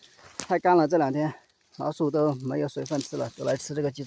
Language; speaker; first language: Chinese; native; Chinese